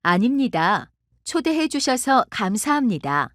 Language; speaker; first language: Korean; non-native, learner; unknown